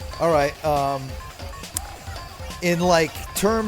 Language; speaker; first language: English; native; English